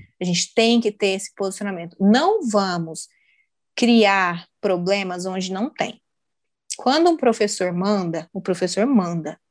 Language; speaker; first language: Portuguese; native; Portuguese